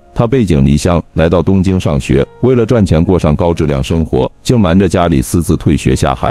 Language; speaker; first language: Chinese; native; Chinese